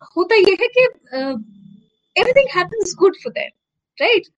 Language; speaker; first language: Hindi; native; Hindi